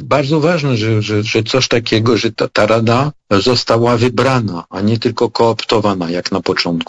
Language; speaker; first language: Polish; non-native, fluent; French